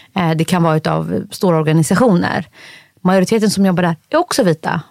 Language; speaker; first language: Swedish; early bilingual, other home language; Somali